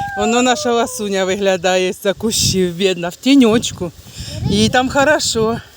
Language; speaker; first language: Ukrainian; native; Ukrainian